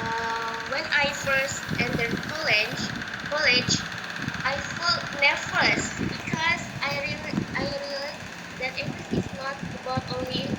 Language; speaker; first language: English; non-native, learner; Indonesian